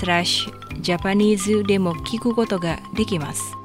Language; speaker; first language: Japanese; non-native, fluent; Indonesian